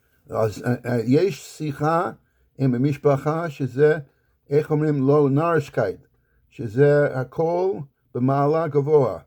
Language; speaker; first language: Hebrew; non-native, fluent; English